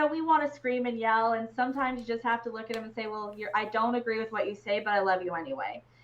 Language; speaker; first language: English; native; English